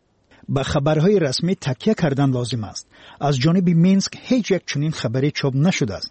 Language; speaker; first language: Persian; native; Persian